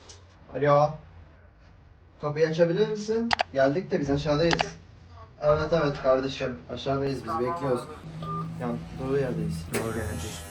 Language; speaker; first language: Turkish; native; Turkish